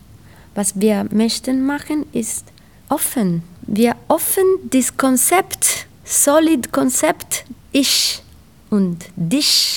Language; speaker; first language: German; non-native, learner; Italian